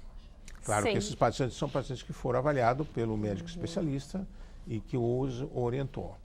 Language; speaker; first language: Portuguese; native; Portuguese